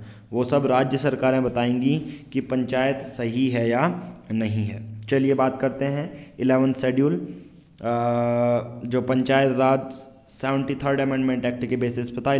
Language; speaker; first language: Hindi; native; Hindi